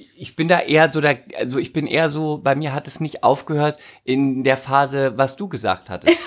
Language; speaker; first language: German; native; German